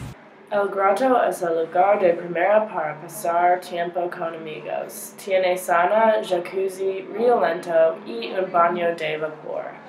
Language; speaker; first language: Spanish; non-native, learner; English